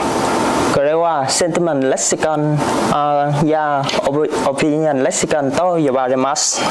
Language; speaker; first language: Japanese; non-native, learner; Vietnamese